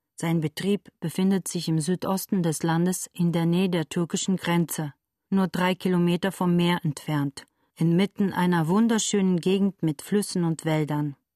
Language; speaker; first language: German; non-native, fluent; Bulgarian